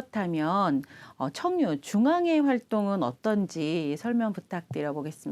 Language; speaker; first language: Korean; native; Korean